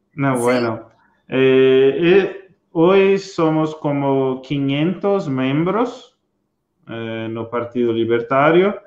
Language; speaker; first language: Spanish; non-native, learner; Portuguese